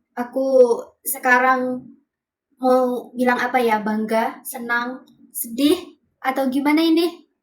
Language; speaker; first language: Indonesian; native; Indonesian